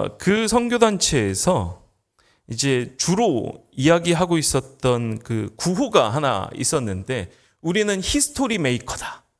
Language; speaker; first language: Korean; native; Korean